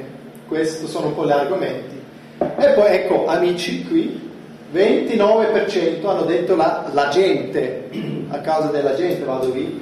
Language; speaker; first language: Italian; non-native, fluent; German